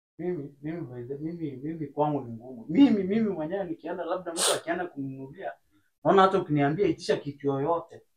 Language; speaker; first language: Swahili; native; Swahili